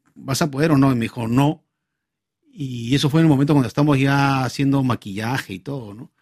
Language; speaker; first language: Spanish; native; Spanish